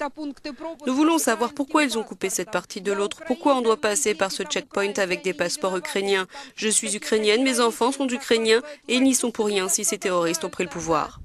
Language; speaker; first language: French; native; French